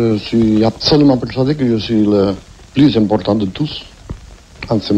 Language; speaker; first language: French; non-native, fluent; Catalan